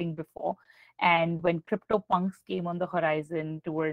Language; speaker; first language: English; non-native, local second language; Hindi